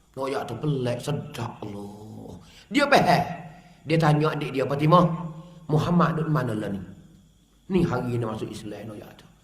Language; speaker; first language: Malay; native; Malay